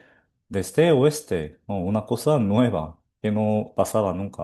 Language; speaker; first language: Spanish; non-native, fluent; Korean